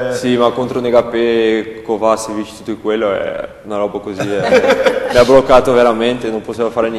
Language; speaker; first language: Italian; non-native, learner; Portuguese